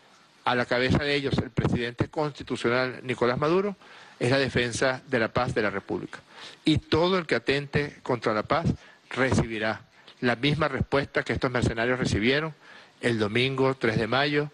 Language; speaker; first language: Spanish; native; Spanish